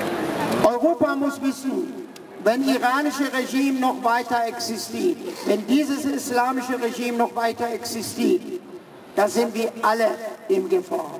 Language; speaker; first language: German; early bilingual, other home language; Persian